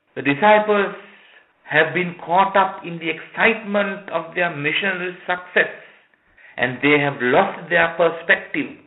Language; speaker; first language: English; non-native, local second language; Sinhala